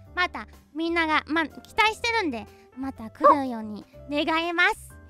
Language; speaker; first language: Japanese; non-native, fluent; German